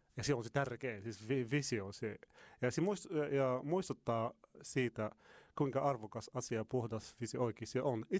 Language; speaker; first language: Finnish; non-native, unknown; Arabic